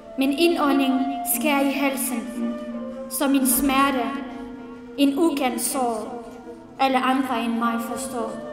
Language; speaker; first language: Danish; non-native, fluent; Central Kurdish